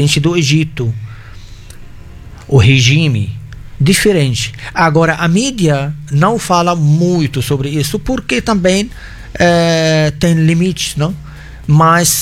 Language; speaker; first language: Portuguese; non-native, fluent; Arabic